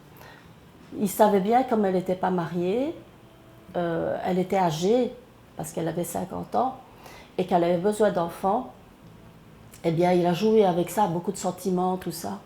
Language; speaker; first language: French; early bilingual, other home language; Chinese